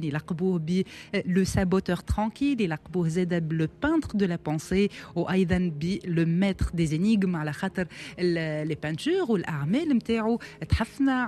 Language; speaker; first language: Arabic; native; Arabic